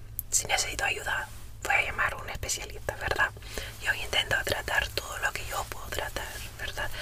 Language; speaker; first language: Spanish; non-native, fluent; English